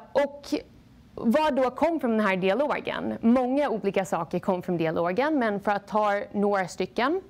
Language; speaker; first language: Swedish; non-native, fluent; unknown